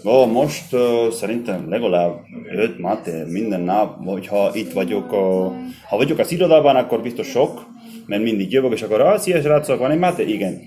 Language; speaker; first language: Hungarian; non-native, learner; Spanish